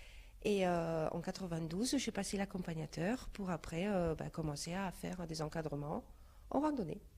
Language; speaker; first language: French; non-native, fluent; German